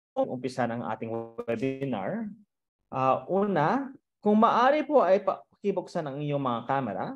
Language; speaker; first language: Filipino; native; Filipino